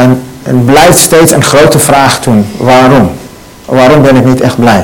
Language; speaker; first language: Dutch; non-native, learner; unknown